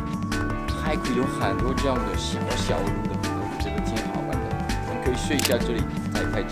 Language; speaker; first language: Chinese; non-native, fluent; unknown